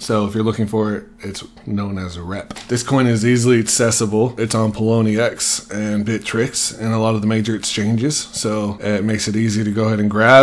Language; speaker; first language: English; native; English